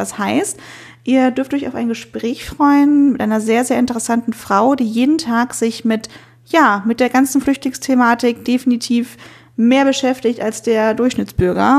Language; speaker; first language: German; native; German